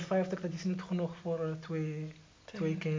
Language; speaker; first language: Dutch; non-native, learner; Arabic